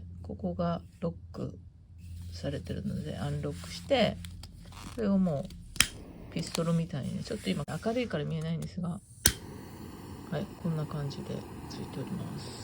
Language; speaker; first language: Japanese; native; Japanese